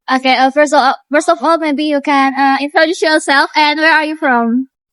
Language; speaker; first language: English; non-native, learner; Indonesian